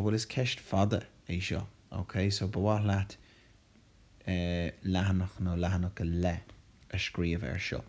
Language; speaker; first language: Irish; non-native, local second language; English